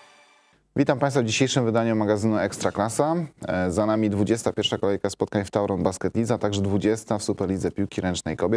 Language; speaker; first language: Polish; native; Polish